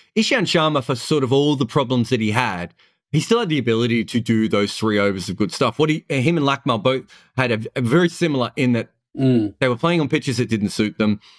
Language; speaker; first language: English; native; English